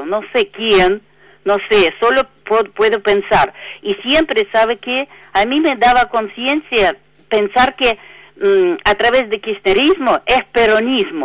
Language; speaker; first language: Spanish; non-native, fluent; Russian